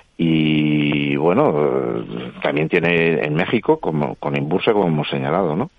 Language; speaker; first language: Spanish; non-native, local second language; Catalan